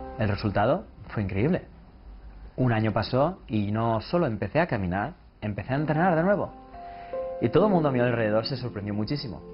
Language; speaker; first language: Spanish; native; Spanish